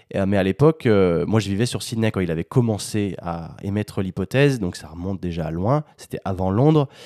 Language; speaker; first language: French; native; French